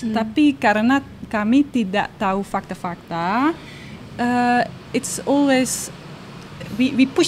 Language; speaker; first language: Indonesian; non-native, learner; Dutch